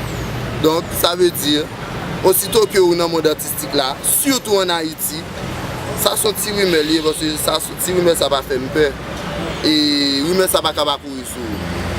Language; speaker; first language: French; non-native, learner; Haitian Creole